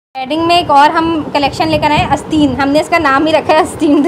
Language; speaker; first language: Urdu; native; Urdu